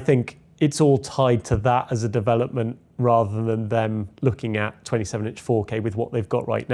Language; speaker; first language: English; native; English